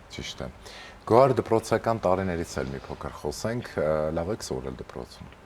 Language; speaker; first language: Armenian; native; Armenian